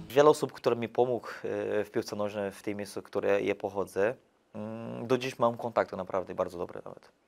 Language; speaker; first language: Polish; non-native, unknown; Portuguese